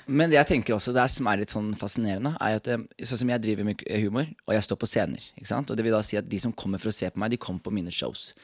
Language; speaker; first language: Norwegian; native; Norwegian